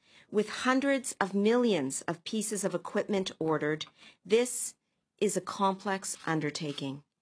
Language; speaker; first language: English; native; English